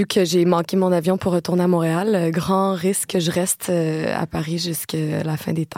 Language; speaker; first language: French; native; French